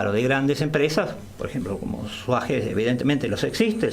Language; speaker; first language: Spanish; native; Spanish